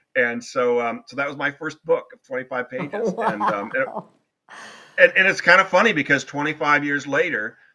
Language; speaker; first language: English; native; English